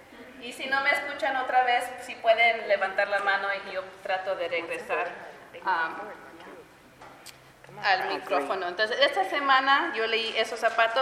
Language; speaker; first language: Spanish; early bilingual, heritage; Spanish